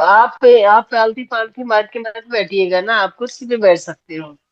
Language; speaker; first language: Hindi; native; Hindi